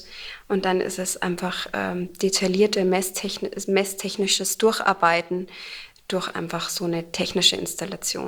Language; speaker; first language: German; native; German